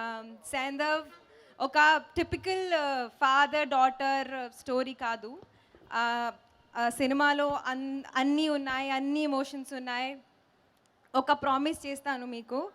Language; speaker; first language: Telugu; non-native, learner; Hindi